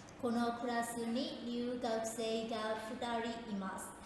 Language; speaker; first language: Japanese; non-native, fluent; Burmese